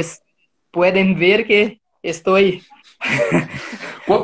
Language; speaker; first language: Spanish; non-native, fluent; Portuguese